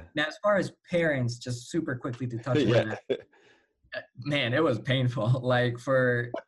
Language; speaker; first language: English; non-native, fluent; Slovak